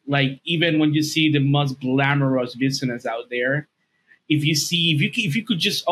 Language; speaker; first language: English; non-native, fluent; Spanish